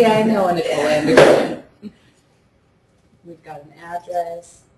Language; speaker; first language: English; native; English